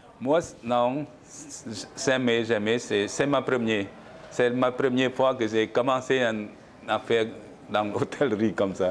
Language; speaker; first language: French; non-native, learner; Khmer